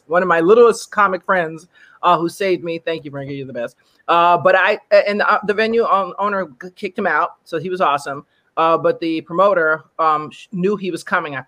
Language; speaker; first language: English; native; English